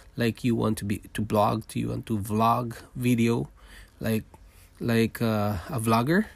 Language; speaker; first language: English; non-native, local second language; Filipino